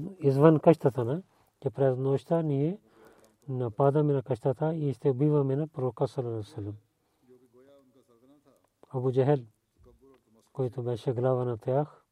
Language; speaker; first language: Bulgarian; non-native, fluent; Urdu